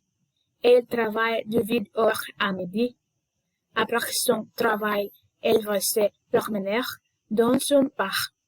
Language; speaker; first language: French; non-native, learner; Spanish